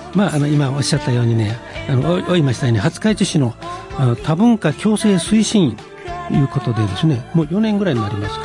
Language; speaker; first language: Japanese; native; Japanese